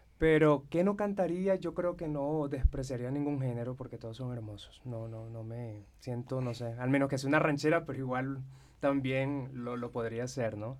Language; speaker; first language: Spanish; native; Spanish